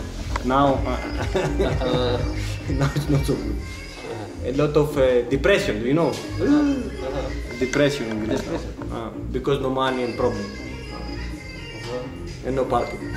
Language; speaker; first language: English; non-native, learner; Greek